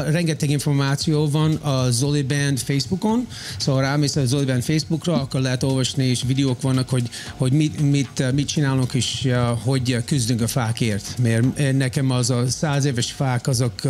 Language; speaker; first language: Hungarian; early bilingual, heritage; Hungarian